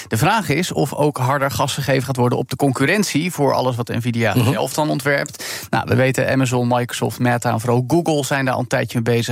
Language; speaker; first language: Dutch; native; Dutch